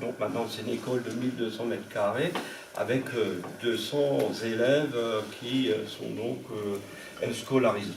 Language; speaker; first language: French; non-native, local second language; Swiss German